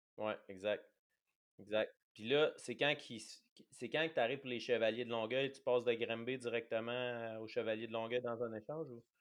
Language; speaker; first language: French; native; French